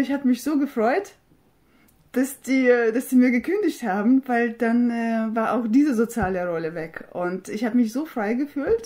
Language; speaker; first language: German; non-native, fluent; Russian